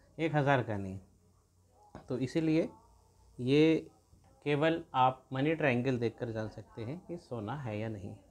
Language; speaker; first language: Hindi; native; Hindi